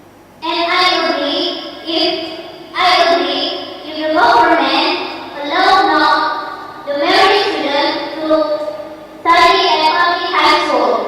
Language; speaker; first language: English; non-native, learner; Indonesian